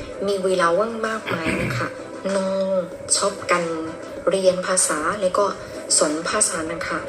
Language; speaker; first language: Thai; non-native, fluent; Burmese